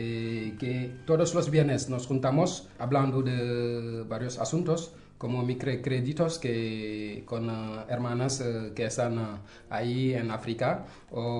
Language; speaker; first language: Spanish; non-native, fluent; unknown